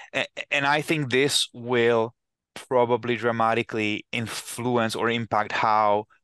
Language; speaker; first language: English; non-native, fluent; Czech